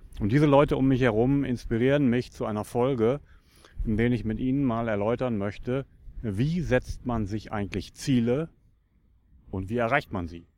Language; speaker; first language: German; native; German